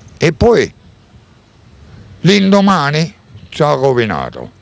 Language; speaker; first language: Italian; non-native, learner; German